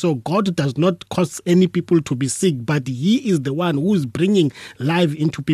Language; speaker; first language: English; non-native, local second language; Tswana